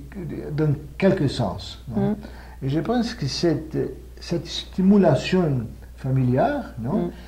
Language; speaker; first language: French; non-native, fluent; Portuguese